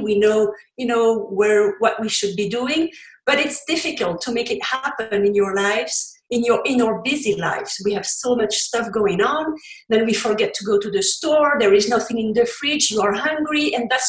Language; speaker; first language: English; non-native, fluent; French